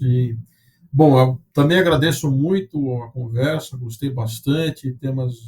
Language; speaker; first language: Portuguese; native; Portuguese